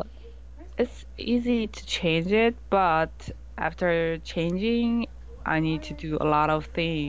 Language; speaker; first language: English; non-native, learner; Korean